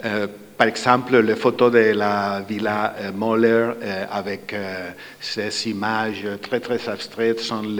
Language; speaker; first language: French; non-native, fluent; Spanish